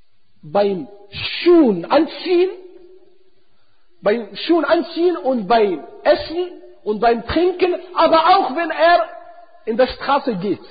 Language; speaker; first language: German; non-native, fluent; Arabic